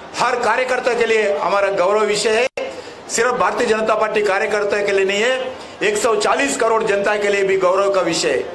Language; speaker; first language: Hindi; non-native, local second language; Telugu